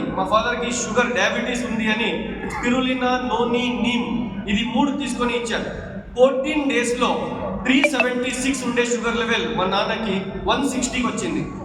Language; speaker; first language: Telugu; non-native, local second language; Urdu